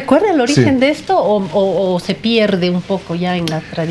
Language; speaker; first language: Spanish; native; Spanish